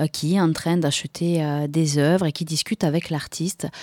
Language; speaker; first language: French; native; French